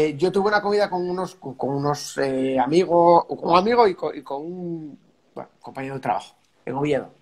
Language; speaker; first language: Spanish; native; Spanish